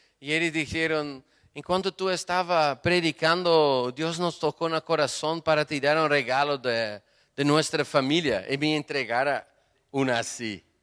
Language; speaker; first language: Spanish; non-native, fluent; Portuguese